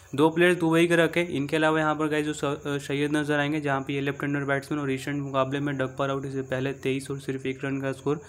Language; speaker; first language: Hindi; native; Hindi